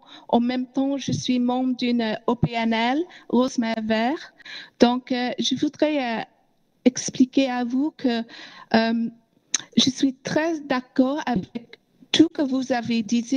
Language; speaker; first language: French; non-native, learner; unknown